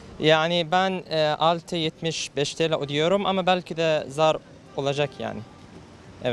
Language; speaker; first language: Turkish; non-native, learner; Arabic